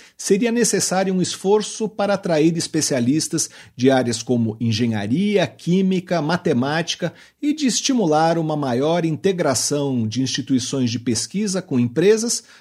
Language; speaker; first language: Portuguese; native; Portuguese